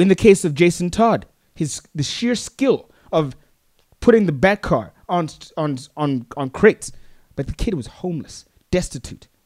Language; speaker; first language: English; non-native, local second language; Tswana